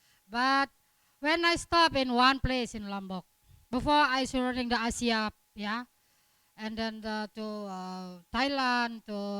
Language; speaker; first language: English; non-native, learner; Indonesian